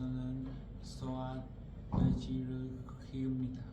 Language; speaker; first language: Korean; non-native, learner; Vietnamese